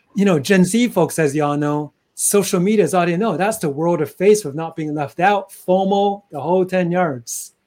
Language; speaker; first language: English; early bilingual, other home language; Chinese